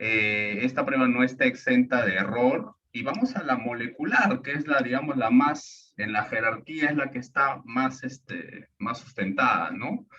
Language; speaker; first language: Spanish; native; Spanish